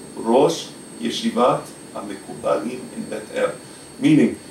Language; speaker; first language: English; native; English